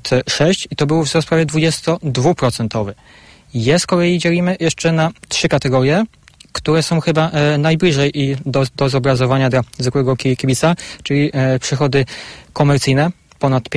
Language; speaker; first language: Polish; native; Polish